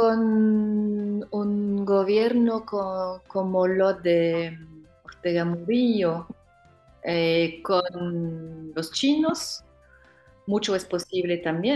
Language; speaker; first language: Spanish; non-native, fluent; French